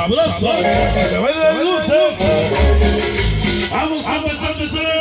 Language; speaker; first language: Spanish; native; Spanish